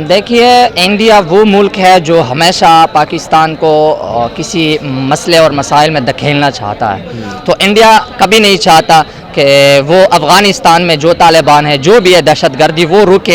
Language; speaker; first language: Hindi; non-native, local second language; Pashto